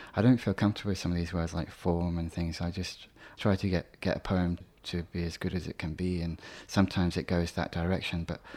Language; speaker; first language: English; native; English